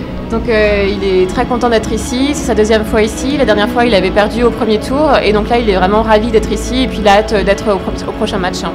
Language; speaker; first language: French; native; French